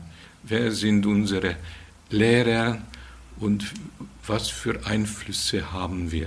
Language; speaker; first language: German; non-native, fluent; Hungarian